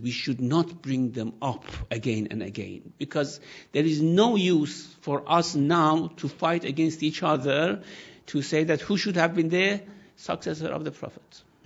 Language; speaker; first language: English; non-native, fluent; Persian